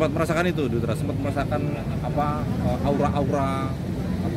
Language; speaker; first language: Indonesian; native; Indonesian